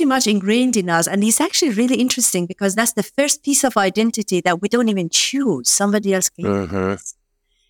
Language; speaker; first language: English; non-native, fluent; Persian